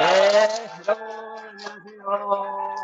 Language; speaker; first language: Korean; native; Korean